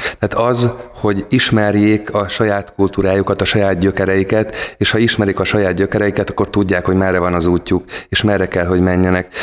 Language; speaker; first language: Hungarian; native; Hungarian